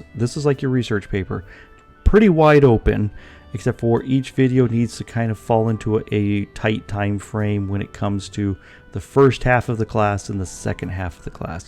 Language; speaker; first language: English; native; English